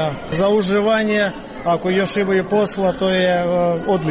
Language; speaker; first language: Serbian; non-native, learner; Russian